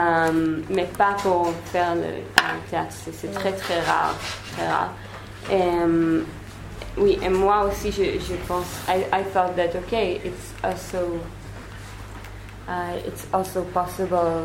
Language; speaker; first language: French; non-native, learner; Hebrew